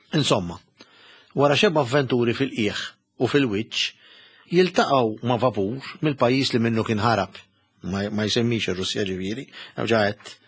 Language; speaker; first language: Maltese; native; Maltese